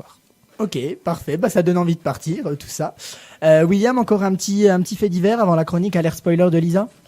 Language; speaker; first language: French; native; French